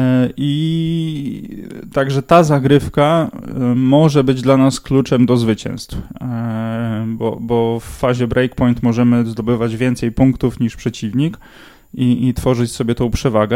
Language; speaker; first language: Polish; native; Polish